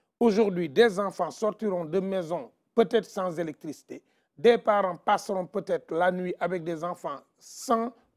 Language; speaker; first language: French; non-native, local second language; Wolof